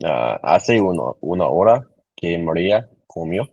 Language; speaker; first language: Spanish; non-native, learner; English